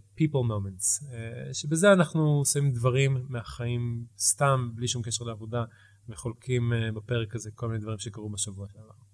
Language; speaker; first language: Hebrew; early bilingual, heritage; Hebrew